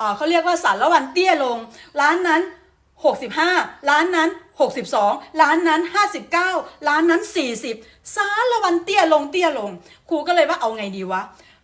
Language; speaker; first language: Thai; native; Thai